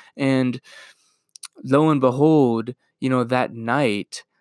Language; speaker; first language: English; native; English